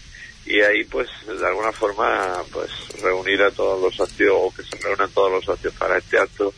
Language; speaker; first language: Spanish; native; Spanish